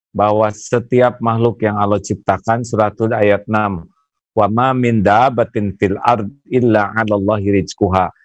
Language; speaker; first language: Indonesian; non-native, local second language; Sundanese